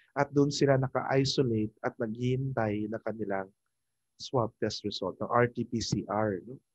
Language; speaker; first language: Filipino; non-native, local second language; Hiligaynon